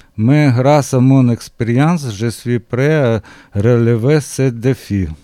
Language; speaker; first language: French; non-native, learner; Ukrainian